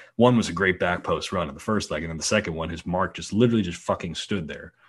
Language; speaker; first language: English; native; English